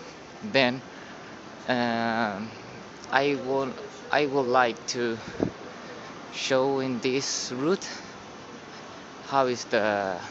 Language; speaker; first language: English; non-native, learner; Spanish